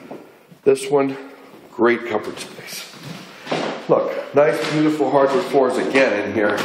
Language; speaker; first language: English; native; English